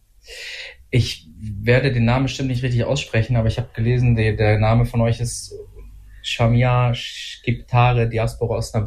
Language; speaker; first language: German; native; German